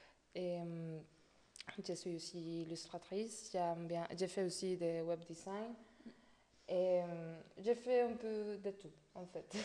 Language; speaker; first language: French; non-native, fluent; Spanish